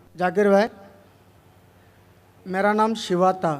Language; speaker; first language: Hindi; non-native, local second language; Tamil